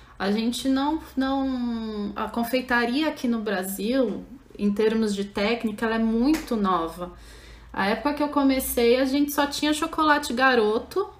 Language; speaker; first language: Portuguese; native; Portuguese